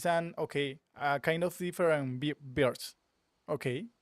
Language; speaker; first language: English; non-native, learner; Spanish